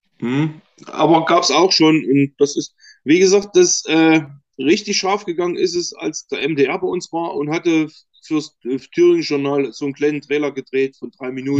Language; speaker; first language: German; native; German